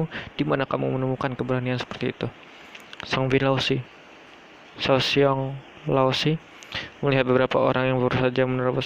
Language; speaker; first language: Indonesian; native; Indonesian